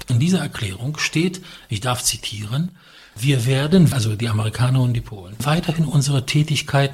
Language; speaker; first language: German; non-native, fluent; Polish